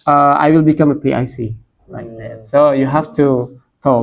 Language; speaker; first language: English; non-native, learner; Indonesian